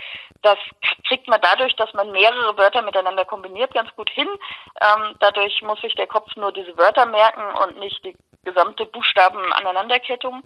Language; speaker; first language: German; native; German